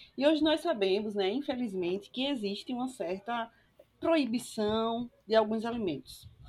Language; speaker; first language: Portuguese; native; Portuguese